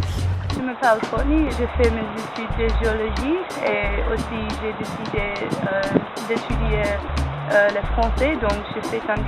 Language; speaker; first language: French; non-native, fluent; English